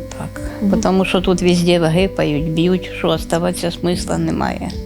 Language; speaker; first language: Ukrainian; non-native, local second language; Russian